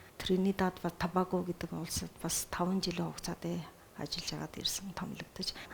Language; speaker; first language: Mongolian; early bilingual, heritage; Mongolian